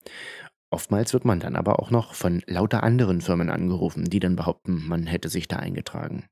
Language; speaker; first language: German; native; German